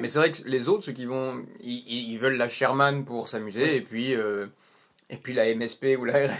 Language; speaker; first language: French; native; French